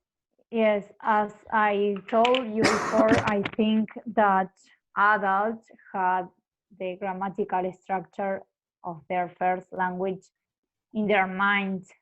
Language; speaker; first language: English; non-native, fluent; Spanish